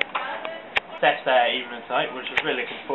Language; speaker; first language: English; native; English